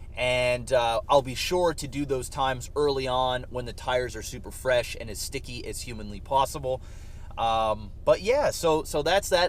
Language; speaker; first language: English; native; English